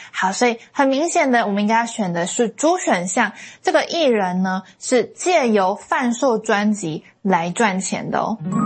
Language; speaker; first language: Chinese; native; Chinese